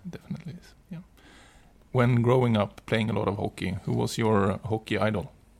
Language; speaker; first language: English; non-native, fluent; Swedish